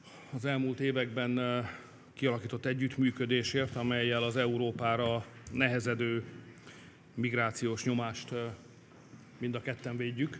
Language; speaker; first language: Hungarian; native; Hungarian